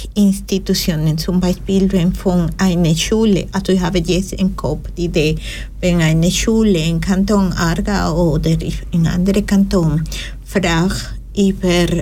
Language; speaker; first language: German; non-native, learner; Spanish